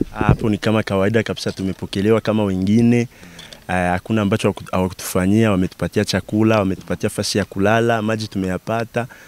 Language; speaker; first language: Swahili; non-native, local second language; Bembe